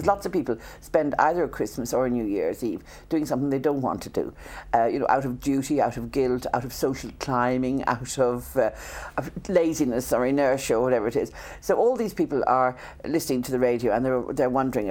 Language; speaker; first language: English; native; English